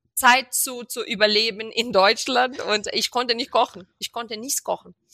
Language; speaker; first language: German; non-native, fluent; Portuguese